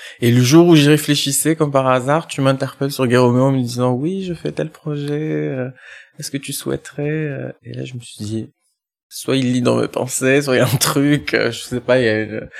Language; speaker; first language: French; non-native, local second language; Arabic